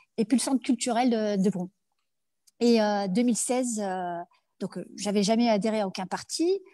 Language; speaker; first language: French; native; French